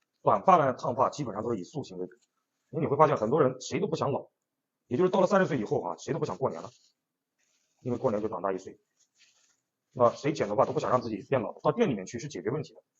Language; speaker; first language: Chinese; native; Chinese